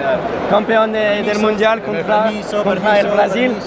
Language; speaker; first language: Spanish; non-native, learner; French